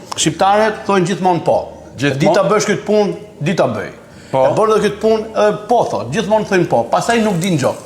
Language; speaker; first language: Albanian; native; Albanian